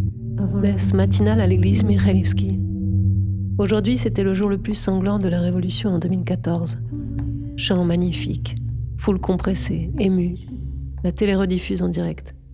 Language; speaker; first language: French; native; French